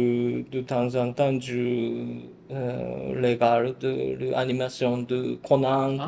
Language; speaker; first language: French; non-native, learner; Japanese